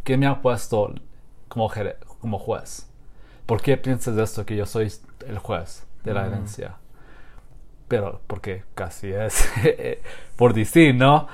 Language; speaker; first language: Spanish; non-native, learner; English